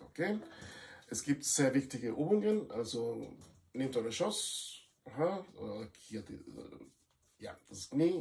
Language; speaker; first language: German; non-native, fluent; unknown